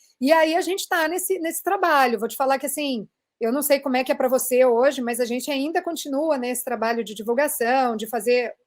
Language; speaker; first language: Portuguese; native; Portuguese